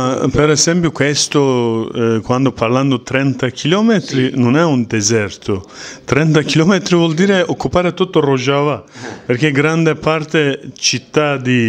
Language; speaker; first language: Italian; non-native, learner; Kurdish